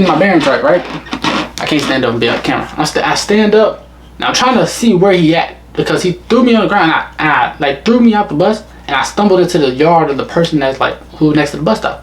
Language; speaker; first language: English; native; English